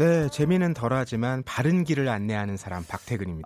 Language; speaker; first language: Korean; native; Korean